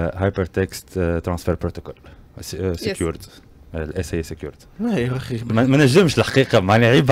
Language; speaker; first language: Arabic; native; Arabic